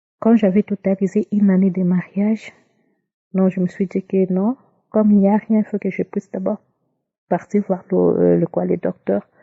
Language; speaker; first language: French; non-native, local second language; Lingala